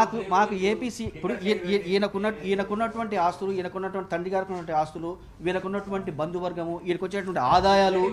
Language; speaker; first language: Telugu; native; Telugu